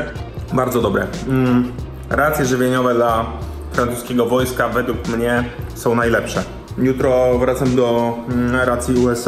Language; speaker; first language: Polish; native; Polish